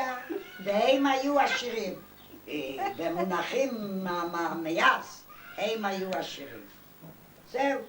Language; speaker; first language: Hebrew; non-native, fluent; Yiddish